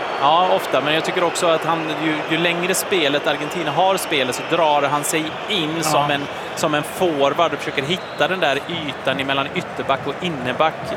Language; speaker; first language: Swedish; native; Swedish